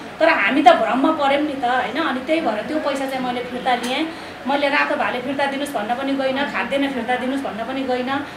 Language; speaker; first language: Nepali; native; Nepali